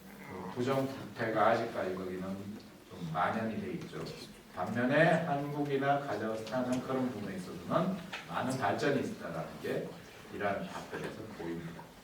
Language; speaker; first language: Korean; native; Korean